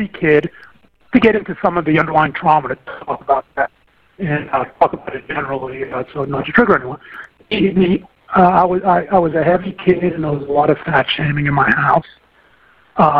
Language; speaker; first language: English; native; English